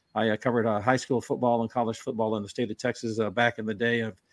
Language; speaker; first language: English; native; English